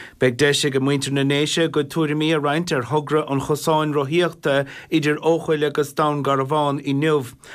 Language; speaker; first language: Irish; native; Irish